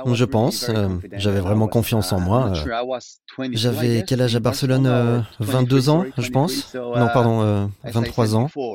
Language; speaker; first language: French; non-native, fluent; Polish